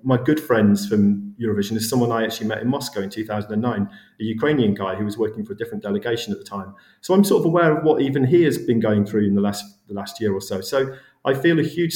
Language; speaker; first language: English; native; English